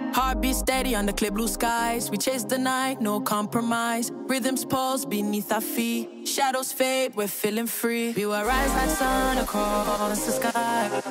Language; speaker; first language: English; non-native, fluent; Finnish